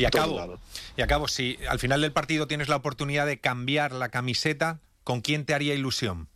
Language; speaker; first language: Spanish; native; Spanish